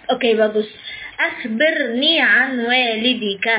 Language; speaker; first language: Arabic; non-native, fluent; Indonesian